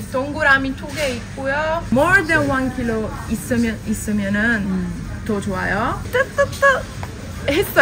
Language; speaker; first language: Korean; non-native, learner; Italian